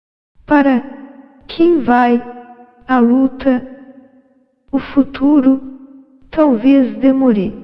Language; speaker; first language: Portuguese; native; Portuguese